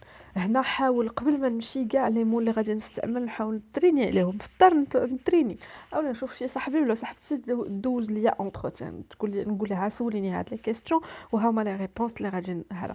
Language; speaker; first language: Arabic; native; Arabic